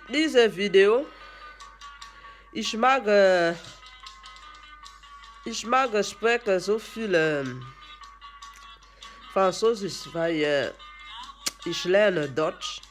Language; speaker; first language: German; non-native, learner; French